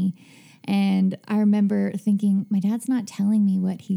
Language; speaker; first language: English; native; English